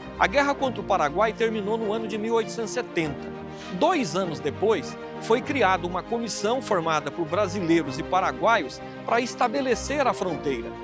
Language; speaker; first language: Portuguese; native; Portuguese